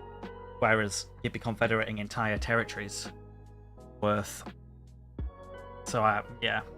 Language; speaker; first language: English; native; English